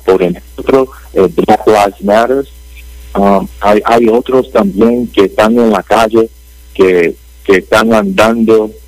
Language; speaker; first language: Spanish; early bilingual, heritage; Spanish